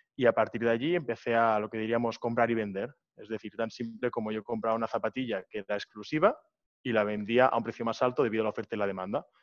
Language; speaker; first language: Spanish; native; Spanish